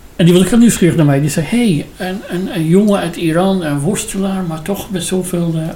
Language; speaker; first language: Dutch; non-native, fluent; Persian